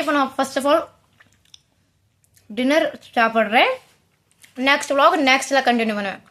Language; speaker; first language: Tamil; early bilingual, heritage; Tamil